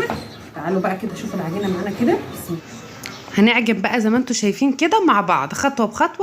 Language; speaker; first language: Arabic; native; Arabic